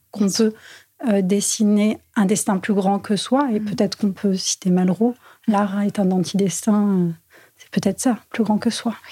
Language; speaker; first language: French; native; French